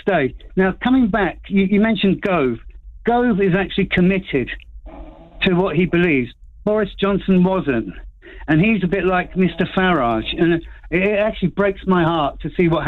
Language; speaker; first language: English; native; English